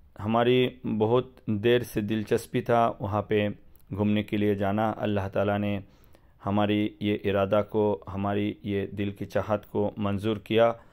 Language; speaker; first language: Hindi; non-native, fluent; Bangla